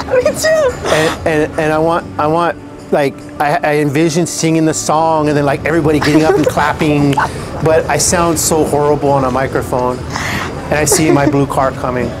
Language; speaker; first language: English; early bilingual, other home language; Spanish